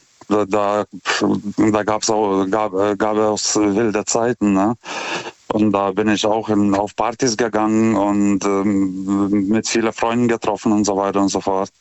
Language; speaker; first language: German; non-native, fluent; Lithuanian